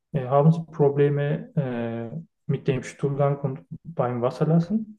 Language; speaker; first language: German; non-native, learner; Turkish